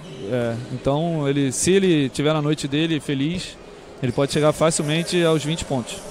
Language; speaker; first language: Portuguese; native; Portuguese